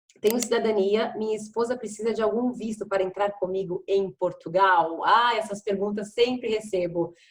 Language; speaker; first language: Portuguese; native; Portuguese